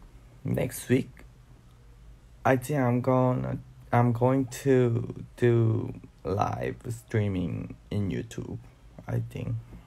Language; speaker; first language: English; non-native, learner; Korean